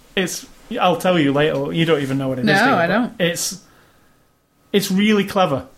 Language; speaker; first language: English; native; English